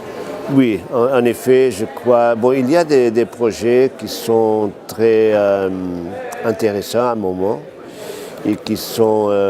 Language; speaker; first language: French; non-native, fluent; Portuguese